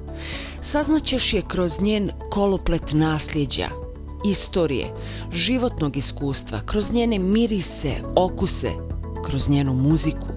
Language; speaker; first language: Bosnian; native; Bosnian